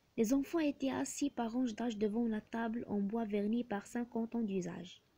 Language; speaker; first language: French; non-native, local second language; Arabic